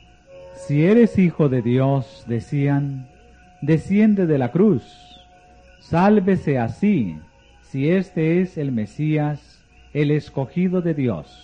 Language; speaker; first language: Spanish; native; Spanish